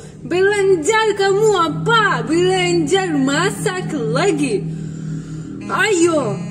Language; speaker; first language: Indonesian; non-native, learner; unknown